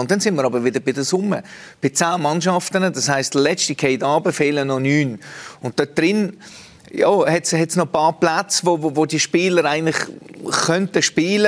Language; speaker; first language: German; native; German